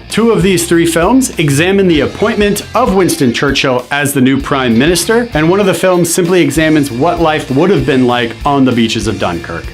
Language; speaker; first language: English; native; English